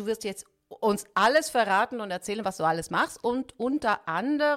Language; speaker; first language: German; non-native, fluent; Italian